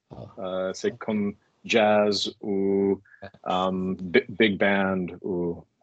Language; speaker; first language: French; non-native, learner; English